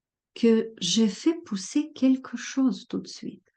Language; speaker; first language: French; non-native, fluent; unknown